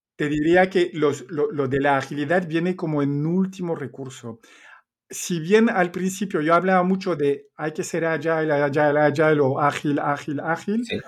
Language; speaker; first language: Spanish; non-native, fluent; French